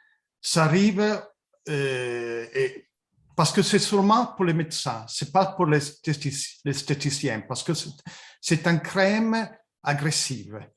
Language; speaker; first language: French; non-native, fluent; Italian